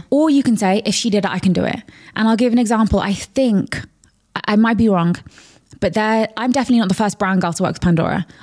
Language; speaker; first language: English; native; English